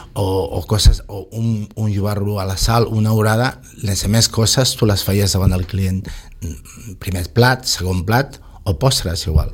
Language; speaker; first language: Catalan; non-native, local second language; Spanish